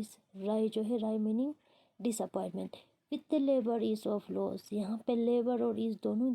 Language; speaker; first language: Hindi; non-native, local second language; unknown